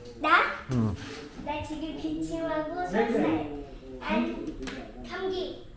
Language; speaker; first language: Korean; early bilingual, heritage; Korean